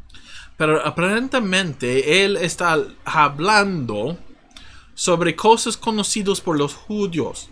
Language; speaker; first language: Spanish; non-native, fluent; English